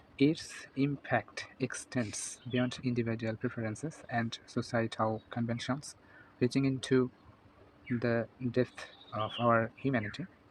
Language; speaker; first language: English; non-native, local second language; Bangla